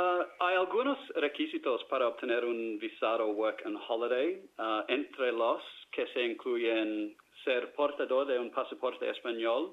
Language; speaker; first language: Spanish; non-native, fluent; English